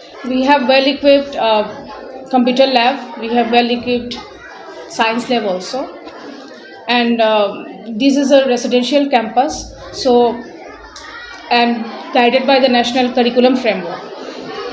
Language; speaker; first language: English; non-native, local second language; Sylheti